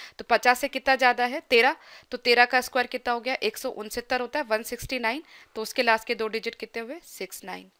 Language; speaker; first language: Hindi; native; Hindi